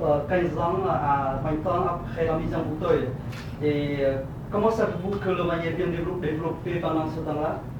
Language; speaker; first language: French; non-native, learner; Vietnamese